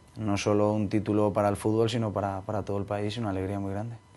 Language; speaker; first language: Spanish; native; Spanish